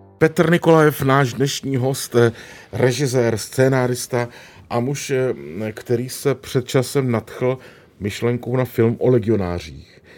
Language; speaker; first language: Czech; native; Czech